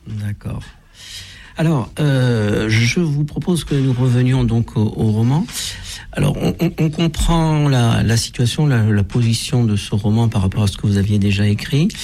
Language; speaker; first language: French; native; French